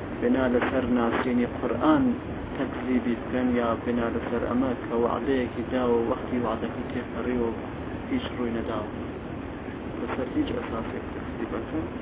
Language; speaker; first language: Central Kurdish; non-native, local second language; Gurani